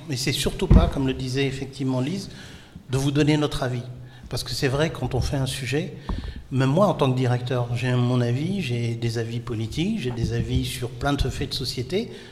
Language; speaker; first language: French; non-native, local second language; Arabic